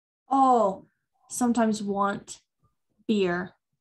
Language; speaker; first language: English; native; English